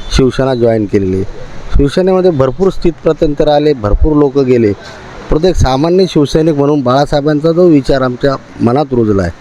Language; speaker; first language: Marathi; native; Marathi